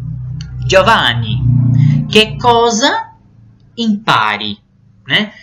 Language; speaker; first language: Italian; non-native, fluent; Portuguese